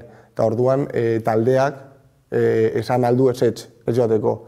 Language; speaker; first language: Basque; non-native, local second language; Spanish